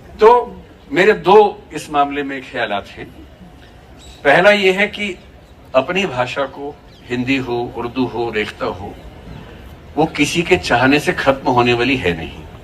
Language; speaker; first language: Hindi; native; Hindi